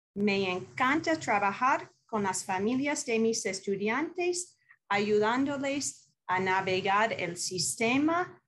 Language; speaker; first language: Spanish; non-native, fluent; English